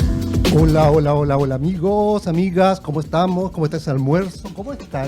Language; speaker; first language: Spanish; native; Spanish